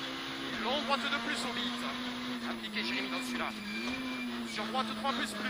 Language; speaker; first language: French; native; French